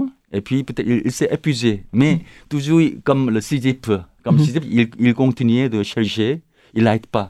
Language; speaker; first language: French; non-native, learner; Korean